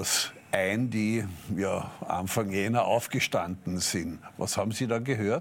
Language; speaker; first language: German; native; German